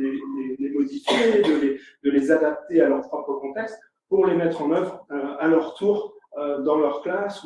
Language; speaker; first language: French; native; French